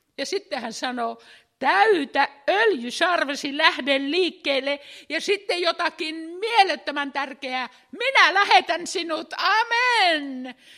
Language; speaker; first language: Finnish; native; Finnish